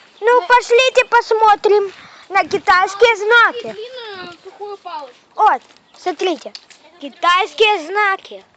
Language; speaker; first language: Russian; native; Russian